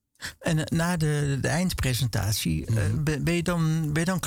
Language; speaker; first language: Dutch; native; Dutch